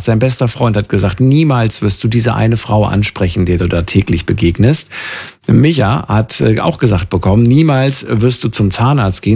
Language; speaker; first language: German; native; German